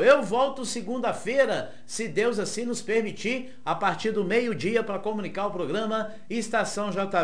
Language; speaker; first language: Portuguese; native; Portuguese